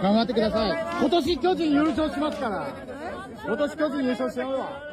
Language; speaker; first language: Japanese; native; Japanese